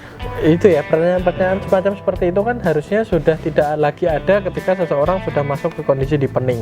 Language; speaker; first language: Indonesian; native; Indonesian